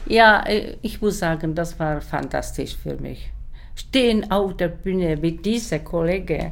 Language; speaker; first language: German; non-native, learner; Czech